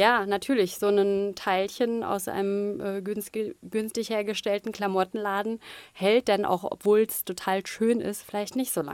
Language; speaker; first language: German; native; German